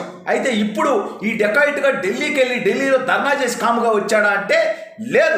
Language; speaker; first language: Telugu; native; Telugu